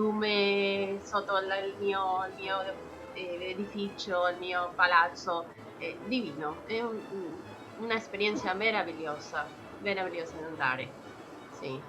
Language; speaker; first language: Italian; non-native, learner; Spanish